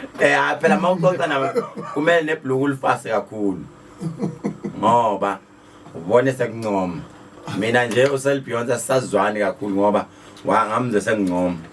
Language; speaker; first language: Zulu; native; Zulu